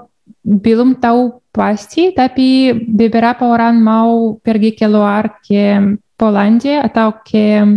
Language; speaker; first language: Indonesian; non-native, learner; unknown